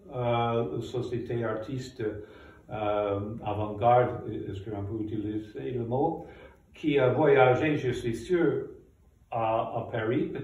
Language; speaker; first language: French; non-native, fluent; English